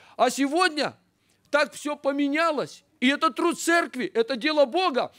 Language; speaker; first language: Russian; native; Russian